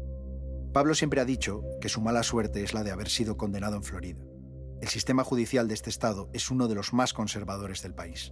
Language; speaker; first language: Spanish; native; Spanish